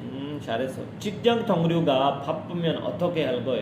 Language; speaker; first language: Korean; non-native, learner; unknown